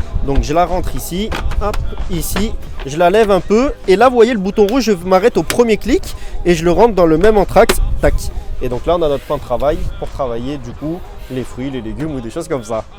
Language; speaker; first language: French; native; French